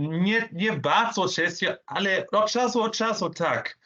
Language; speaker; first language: Polish; non-native, learner; German